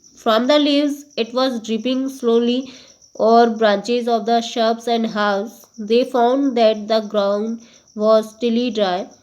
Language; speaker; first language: English; non-native, local second language; Hindi